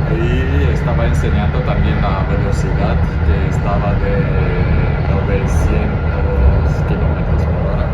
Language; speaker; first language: Spanish; non-native, fluent; German